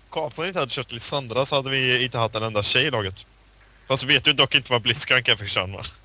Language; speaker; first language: Swedish; native; Swedish